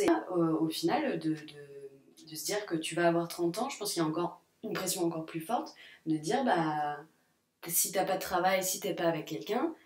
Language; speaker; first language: French; native; French